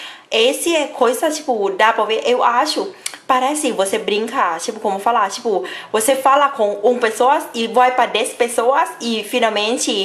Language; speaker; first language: Portuguese; non-native, fluent; Thai